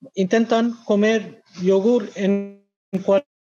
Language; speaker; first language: Spanish; non-native, fluent; Bangla